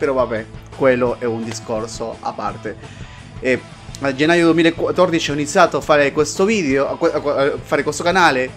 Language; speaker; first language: Italian; non-native, fluent; Spanish